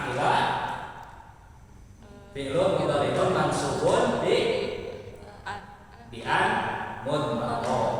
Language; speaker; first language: Arabic; non-native, fluent; Indonesian